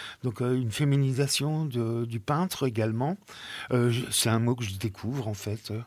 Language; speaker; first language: French; native; French